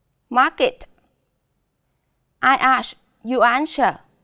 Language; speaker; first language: English; non-native, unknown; Vietnamese